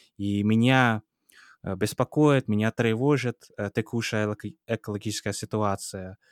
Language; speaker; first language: Russian; non-native, fluent; English